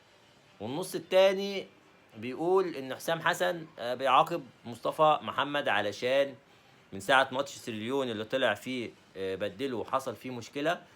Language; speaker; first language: Arabic; native; Arabic